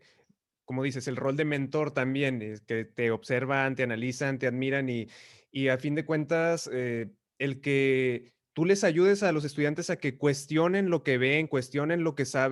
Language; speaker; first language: Spanish; native; Spanish